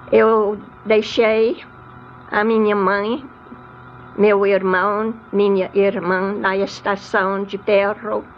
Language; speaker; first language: Portuguese; non-native, fluent; English